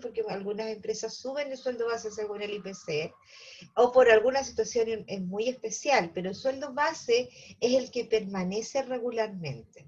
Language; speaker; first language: Spanish; native; Spanish